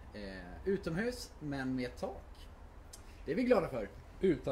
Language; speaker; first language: Swedish; native; Swedish